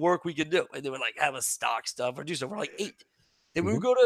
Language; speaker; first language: English; non-native, fluent; French